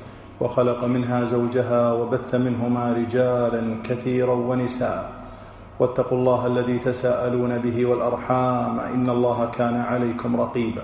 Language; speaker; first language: Arabic; native; Arabic